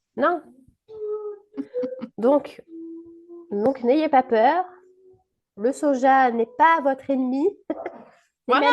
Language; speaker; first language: French; native; French